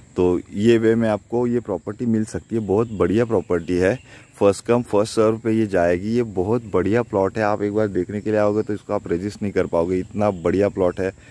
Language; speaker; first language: Hindi; non-native, local second language; Marathi